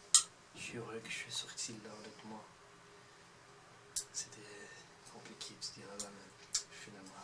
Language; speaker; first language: French; non-native, fluent; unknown